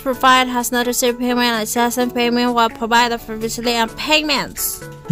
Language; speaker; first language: English; non-native, local second language; Filipino